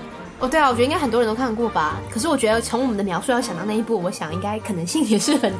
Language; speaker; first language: Chinese; native; Chinese